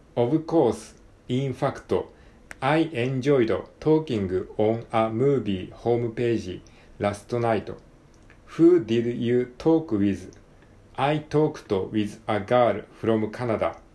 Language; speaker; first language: English; non-native, learner; Japanese